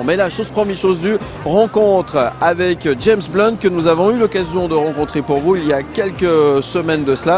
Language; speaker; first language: French; native; French